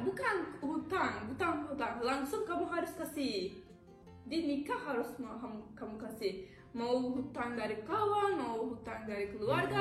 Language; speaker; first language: Indonesian; non-native, learner; Turkish